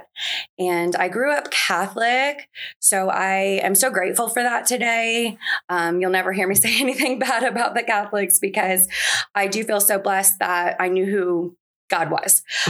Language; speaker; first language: English; native; English